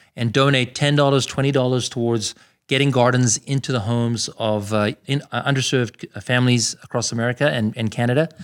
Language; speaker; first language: English; native; English